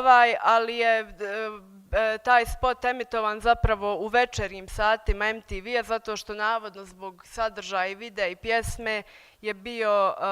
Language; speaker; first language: Bosnian; native; Bosnian